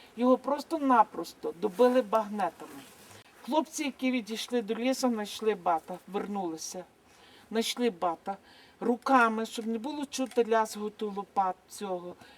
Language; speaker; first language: Ukrainian; native; Ukrainian